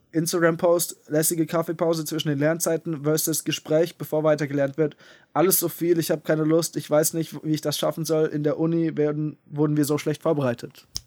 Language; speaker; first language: German; native; German